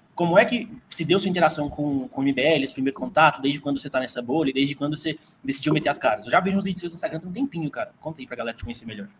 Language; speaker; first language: Portuguese; native; Portuguese